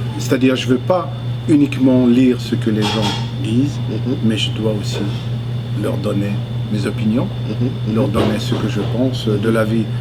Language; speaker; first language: French; non-native, local second language; Arabic